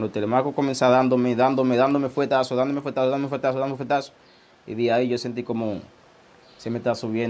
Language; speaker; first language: Spanish; early bilingual, other home language; Haitian Creole